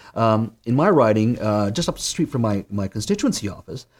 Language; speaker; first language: English; native; English